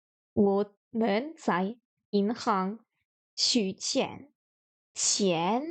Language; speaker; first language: Chinese; non-native, learner; French